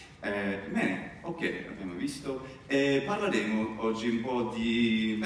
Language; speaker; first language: Italian; non-native, fluent; English